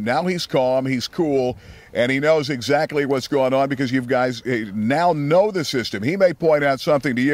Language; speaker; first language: English; native; English